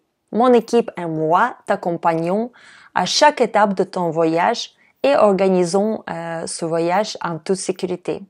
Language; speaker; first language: French; non-native, fluent; Russian